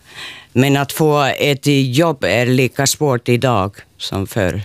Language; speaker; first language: Swedish; non-native, local second language; Finnish